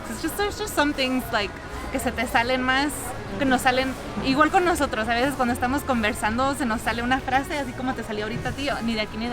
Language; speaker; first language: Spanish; early bilingual, heritage; Spanish